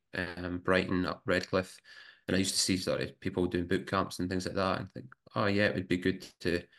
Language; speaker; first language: English; native; English